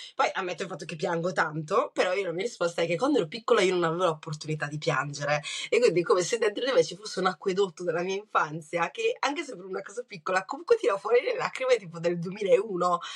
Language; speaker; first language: Italian; early bilingual, other home language; Kinyarwanda